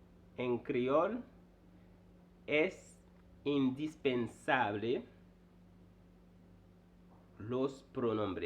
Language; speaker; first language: Spanish; non-native, fluent; Haitian Creole